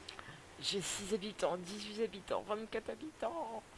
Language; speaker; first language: French; native; French